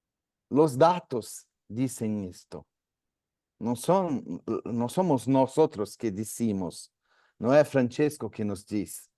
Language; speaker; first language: Spanish; non-native, learner; Portuguese